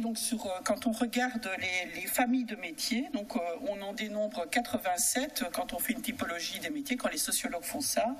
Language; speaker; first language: French; native; French